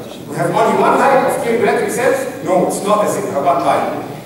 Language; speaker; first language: English; non-native, fluent; Arabic